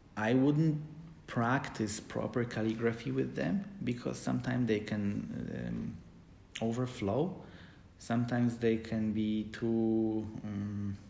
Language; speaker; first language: English; non-native, fluent; Polish